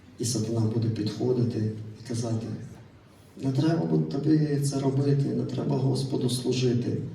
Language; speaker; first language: Ukrainian; native; Ukrainian